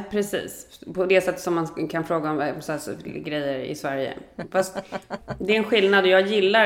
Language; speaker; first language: Swedish; native; Swedish